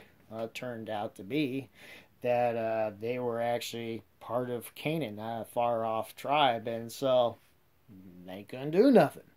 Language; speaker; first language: English; native; English